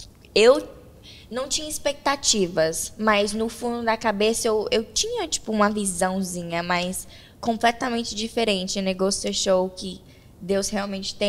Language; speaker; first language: Portuguese; early bilingual, heritage; Portuguese